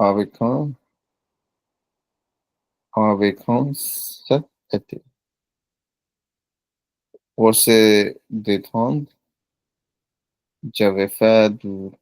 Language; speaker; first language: French; non-native, learner; Punjabi